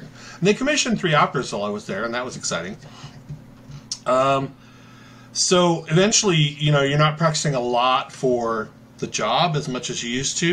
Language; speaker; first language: English; native; English